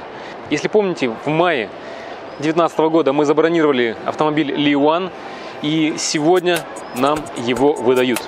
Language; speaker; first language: Russian; native; Russian